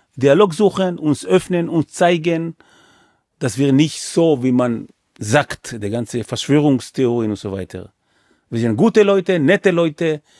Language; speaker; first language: German; non-native, fluent; Hebrew